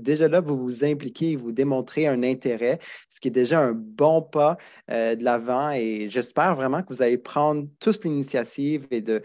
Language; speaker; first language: French; native; French